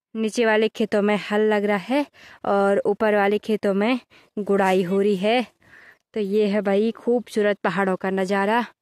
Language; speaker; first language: Hindi; non-native, local second language; Garhwali